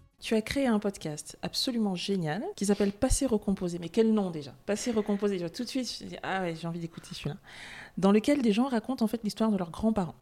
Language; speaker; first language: French; native; French